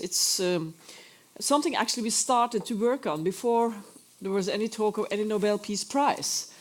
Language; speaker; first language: English; non-native, fluent; Norwegian